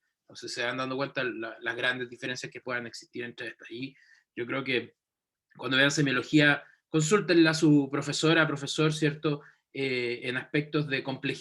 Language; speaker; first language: Spanish; native; Spanish